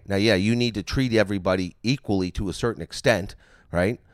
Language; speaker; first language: English; native; English